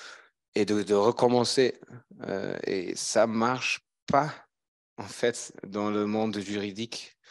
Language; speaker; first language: French; non-native, fluent; German